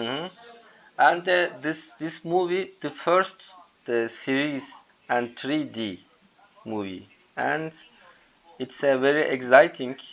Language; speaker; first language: English; non-native, learner; Turkish